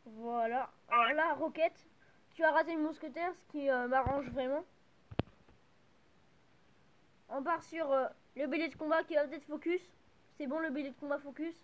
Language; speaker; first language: French; native; French